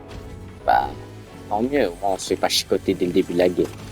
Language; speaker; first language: French; native; French